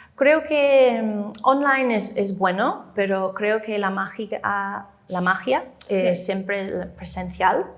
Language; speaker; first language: Spanish; non-native, fluent; English